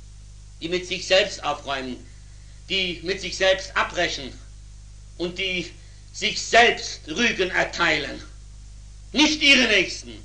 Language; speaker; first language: German; native; German